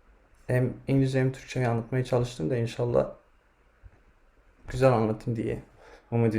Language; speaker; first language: Turkish; non-native, fluent; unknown